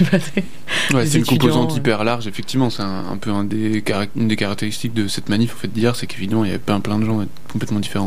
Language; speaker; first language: French; native; French